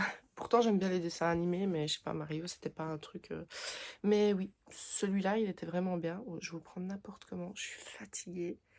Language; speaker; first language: French; native; French